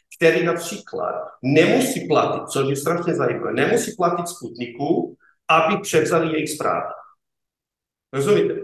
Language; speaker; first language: Czech; non-native, fluent; Serbian